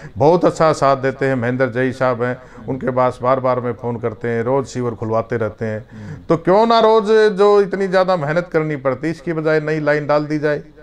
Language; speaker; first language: Hindi; native; Hindi